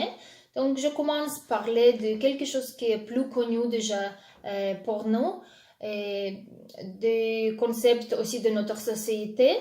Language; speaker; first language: French; non-native, fluent; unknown